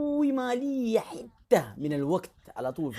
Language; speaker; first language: Arabic; native; Arabic